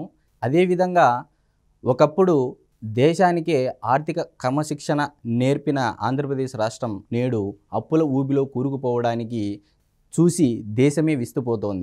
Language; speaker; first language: Telugu; native; Telugu